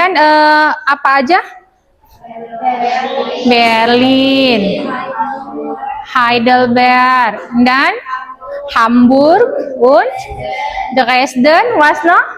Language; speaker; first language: German; non-native, learner; Indonesian